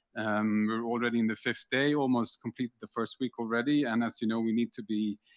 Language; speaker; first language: English; non-native, fluent; Swedish